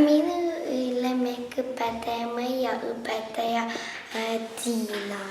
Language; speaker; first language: Estonian; non-native, local second language; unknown